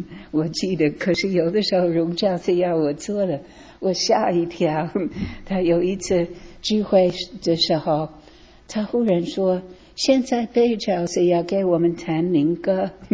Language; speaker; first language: Chinese; non-native, fluent; English